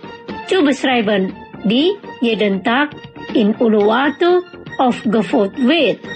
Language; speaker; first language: German; non-native, fluent; Indonesian